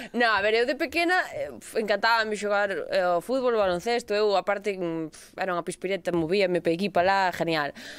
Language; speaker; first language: Galician; native; Galician